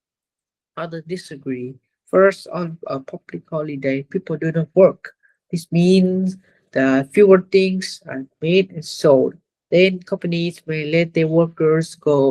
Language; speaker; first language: English; non-native, learner; Vietnamese